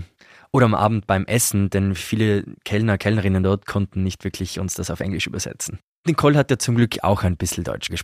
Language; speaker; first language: German; native; German